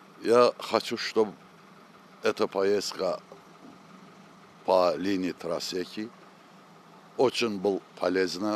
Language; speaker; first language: Russian; non-native, local second language; Azerbaijani